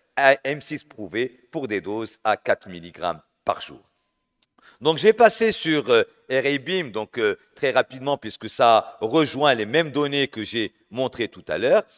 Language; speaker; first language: French; non-native, local second language; Arabic